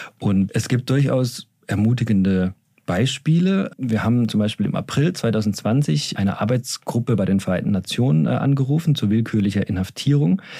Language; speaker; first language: German; native; German